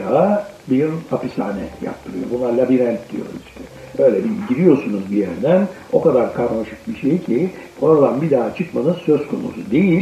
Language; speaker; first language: Turkish; native; Turkish